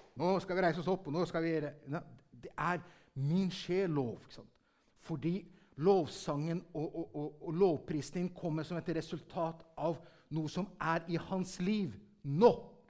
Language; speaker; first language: Norwegian; early bilingual, heritage; Norwegian